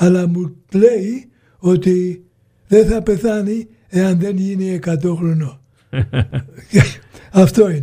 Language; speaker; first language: Greek; early bilingual, heritage; Greek